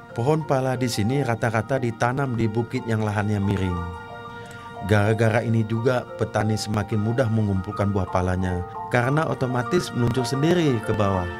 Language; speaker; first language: Indonesian; native; Indonesian